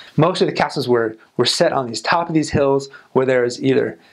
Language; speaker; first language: English; native; English